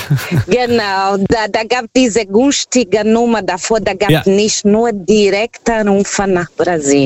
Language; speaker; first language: German; non-native, fluent; Portuguese